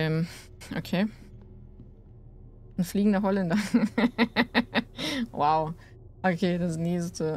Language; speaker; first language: German; native; German